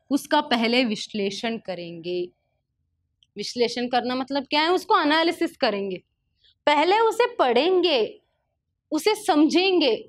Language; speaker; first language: Hindi; non-native, local second language; Kannada